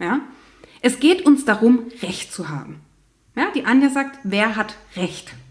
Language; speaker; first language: German; native; German